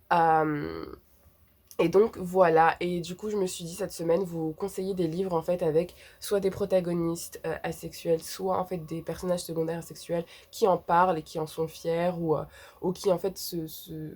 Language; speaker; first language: French; native; French